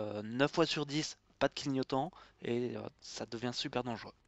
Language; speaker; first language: French; native; French